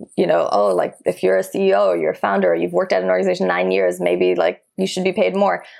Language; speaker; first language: English; early bilingual, other home language; German